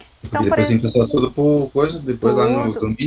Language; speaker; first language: Portuguese; native; Portuguese